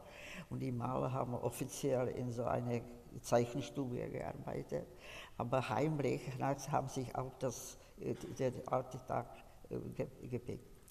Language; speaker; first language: German; non-native, fluent; Czech